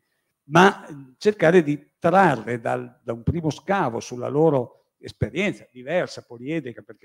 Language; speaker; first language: Italian; native; Italian